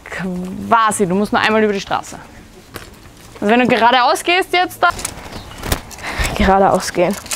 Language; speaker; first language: German; native; German